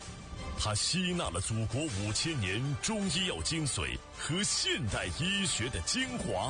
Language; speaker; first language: Chinese; native; Chinese